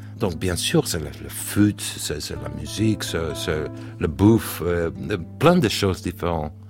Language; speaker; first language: French; non-native, learner; English